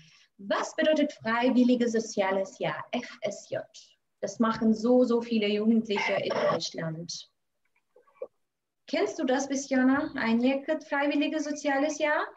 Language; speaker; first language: German; non-native, fluent; Albanian